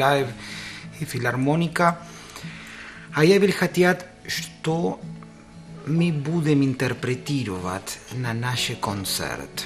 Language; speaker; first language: Russian; non-native, learner; Spanish